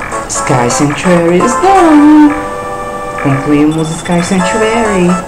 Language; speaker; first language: English; non-native, learner; Portuguese